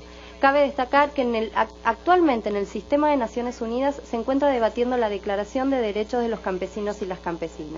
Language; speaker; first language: Spanish; native; Spanish